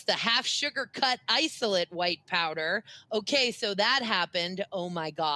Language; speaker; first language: English; native; English